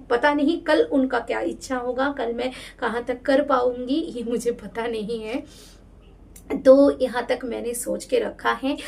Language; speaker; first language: Hindi; non-native, local second language; Bangla